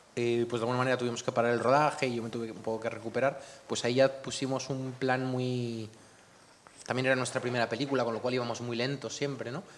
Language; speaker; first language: Spanish; native; Spanish